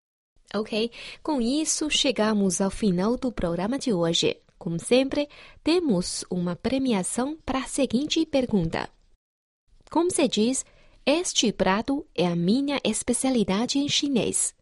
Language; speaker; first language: Portuguese; non-native, fluent; Chinese